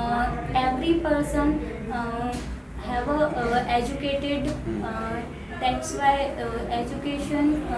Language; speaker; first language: English; non-native, learner; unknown